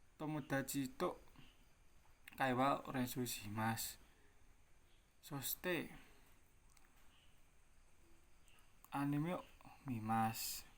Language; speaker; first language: Japanese; non-native, learner; Indonesian